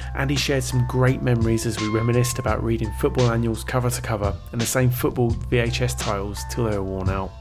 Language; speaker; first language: English; native; English